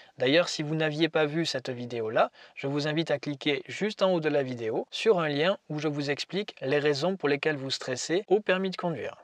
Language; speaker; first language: French; native; French